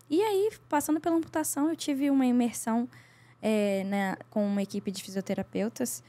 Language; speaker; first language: Portuguese; native; Portuguese